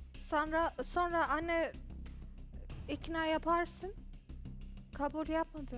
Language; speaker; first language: Turkish; non-native, learner; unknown